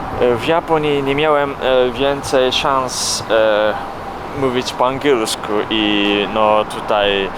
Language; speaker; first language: Polish; non-native, learner; Japanese